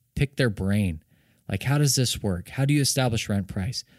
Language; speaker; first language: English; native; English